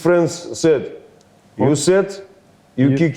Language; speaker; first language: English; non-native, learner; Russian